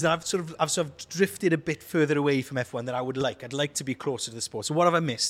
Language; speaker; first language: English; native; English